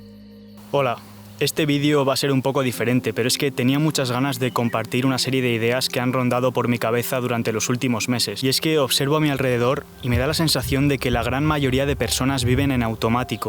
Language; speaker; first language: Spanish; native; Spanish